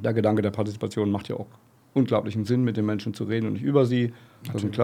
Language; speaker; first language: German; native; German